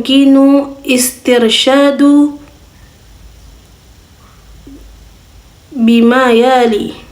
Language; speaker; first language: Arabic; non-native, learner; Indonesian